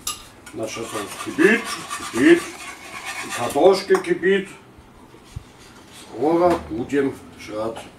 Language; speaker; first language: Russian; non-native, learner; German